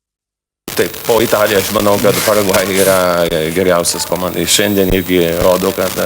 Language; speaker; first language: Lithuanian; non-native, learner; Italian